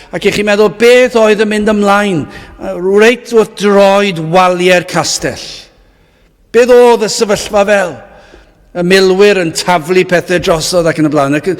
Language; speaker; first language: Welsh; native; Welsh